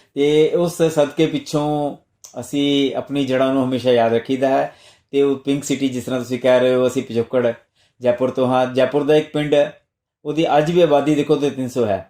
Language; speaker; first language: Punjabi; non-native, local second language; Hindi